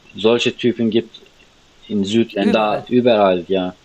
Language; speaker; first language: German; non-native, fluent; Turkish